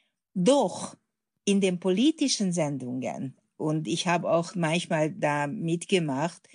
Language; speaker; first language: German; non-native, fluent; Hungarian